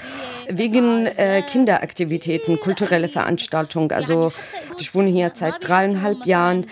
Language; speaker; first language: German; non-native, learner; Arabic